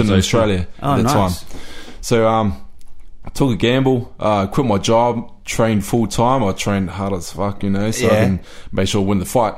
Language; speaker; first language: English; native; English